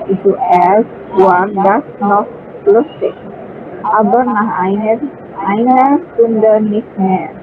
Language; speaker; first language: German; non-native, learner; Indonesian